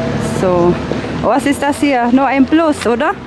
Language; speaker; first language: German; non-native, learner; Filipino